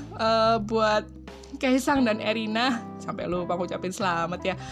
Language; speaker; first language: Indonesian; native; Indonesian